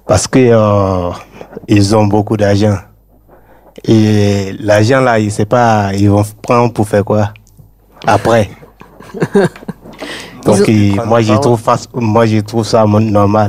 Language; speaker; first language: French; non-native, learner; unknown